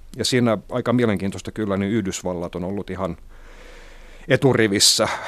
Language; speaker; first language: Finnish; non-native, local second language; Swedish